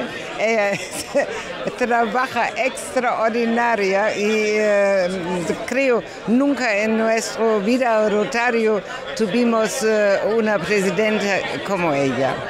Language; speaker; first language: Spanish; non-native, learner; German